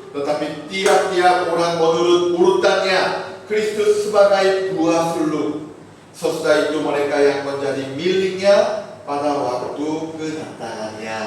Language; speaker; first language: Indonesian; non-native, fluent; Korean